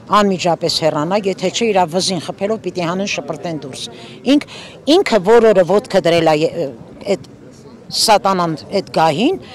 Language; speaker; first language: Armenian; native; Armenian